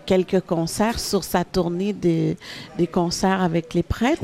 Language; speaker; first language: French; early bilingual, other home language; Haitian Creole